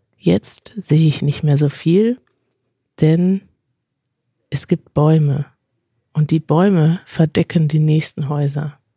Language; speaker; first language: German; native; German